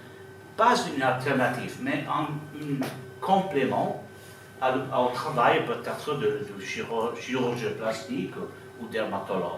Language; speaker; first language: French; non-native, fluent; Italian